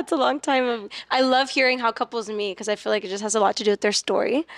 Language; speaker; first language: English; early bilingual, other home language; Spanish